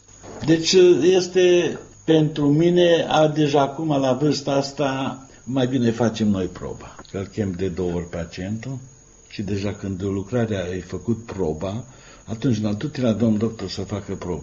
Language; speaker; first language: Romanian; non-native, local second language; Hungarian